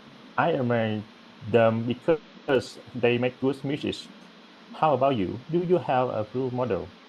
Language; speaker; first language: English; non-native, learner; Vietnamese